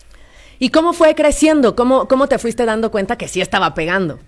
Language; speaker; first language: Spanish; native; Spanish